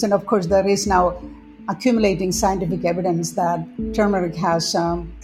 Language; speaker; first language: English; non-native, local second language; Malayalam